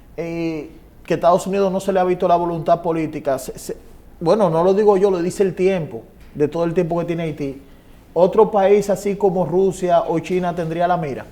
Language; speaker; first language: Spanish; native; Spanish